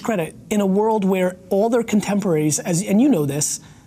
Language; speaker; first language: English; early bilingual, other home language; Russian